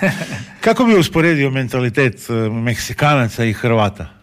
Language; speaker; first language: Serbian; native; Serbian